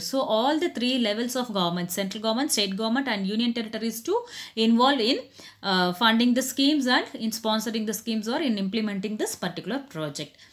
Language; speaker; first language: English; non-native, local second language; Tamil